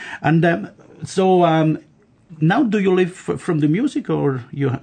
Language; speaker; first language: English; non-native, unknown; German